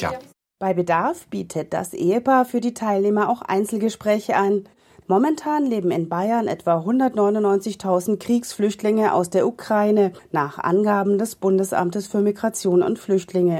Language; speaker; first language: German; native; German